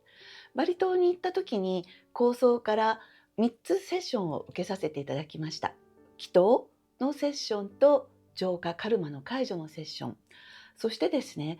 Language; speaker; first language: Japanese; native; Japanese